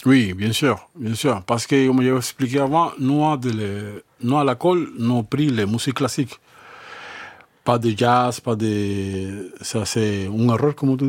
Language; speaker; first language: French; non-native, fluent; Spanish